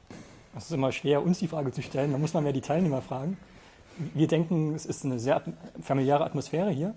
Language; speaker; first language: German; native; German